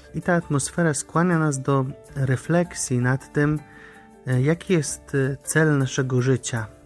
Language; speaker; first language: Polish; native; Polish